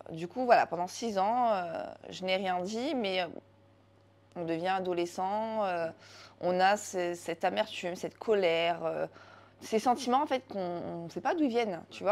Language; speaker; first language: French; native; French